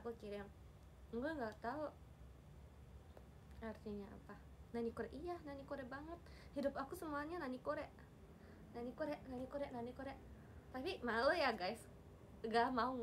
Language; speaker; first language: Indonesian; non-native, fluent; Japanese